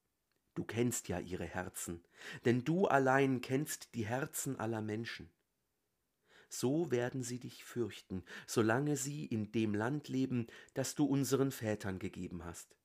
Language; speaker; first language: German; native; German